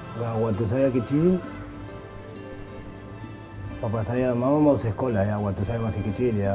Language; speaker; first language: Indonesian; non-native, fluent; Spanish